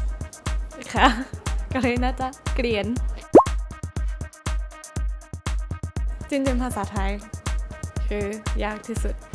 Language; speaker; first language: Thai; non-native, learner; Japanese